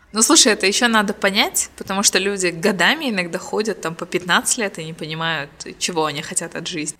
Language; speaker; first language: Russian; native; Russian